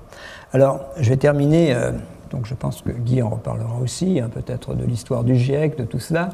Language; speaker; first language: French; native; French